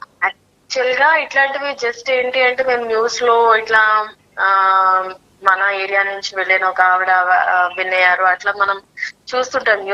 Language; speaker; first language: Telugu; native; Telugu